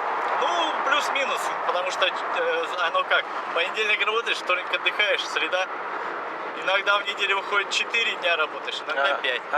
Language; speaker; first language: Russian; native; Russian